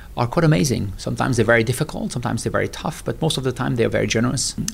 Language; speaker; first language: English; non-native, fluent; French